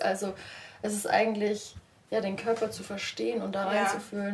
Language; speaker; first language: German; native; German